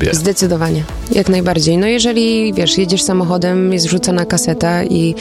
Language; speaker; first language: Polish; early bilingual, heritage; Polish